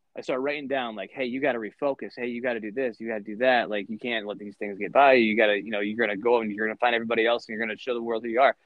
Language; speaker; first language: English; native; English